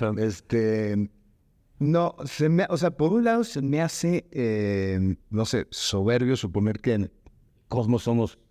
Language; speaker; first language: Spanish; native; Spanish